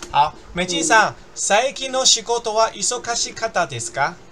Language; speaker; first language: Japanese; non-native, fluent; Chinese